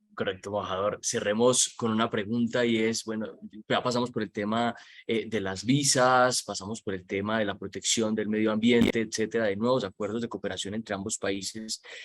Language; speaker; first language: Spanish; native; Spanish